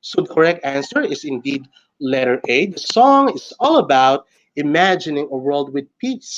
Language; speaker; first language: English; non-native, local second language; Filipino